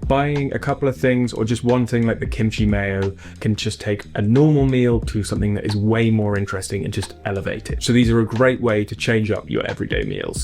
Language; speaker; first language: English; native; English